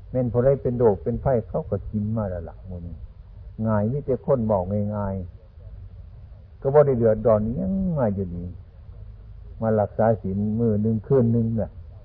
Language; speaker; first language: Thai; non-native, local second language; Northeastern Thai